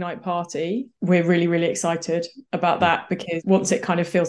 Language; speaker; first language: English; native; English